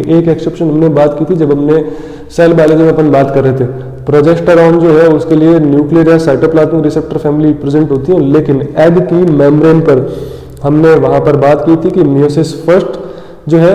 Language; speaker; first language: Hindi; native; Hindi